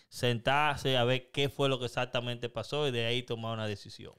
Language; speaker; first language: Spanish; early bilingual, heritage; Spanish